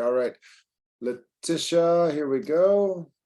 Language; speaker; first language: English; native; English